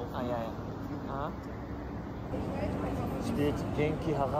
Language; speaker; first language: German; non-native, learner; Japanese